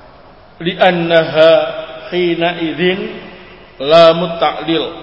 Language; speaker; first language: Arabic; non-native, learner; Indonesian